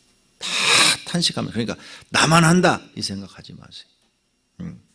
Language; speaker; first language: Korean; native; Korean